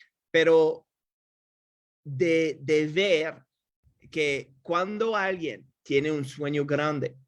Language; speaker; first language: Spanish; non-native, fluent; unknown